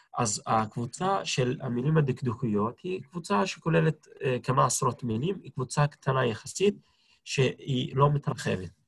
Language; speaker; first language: Hebrew; non-native, local second language; Arabic